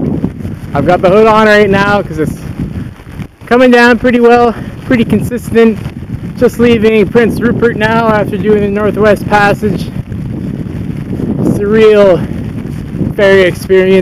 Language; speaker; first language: English; native; English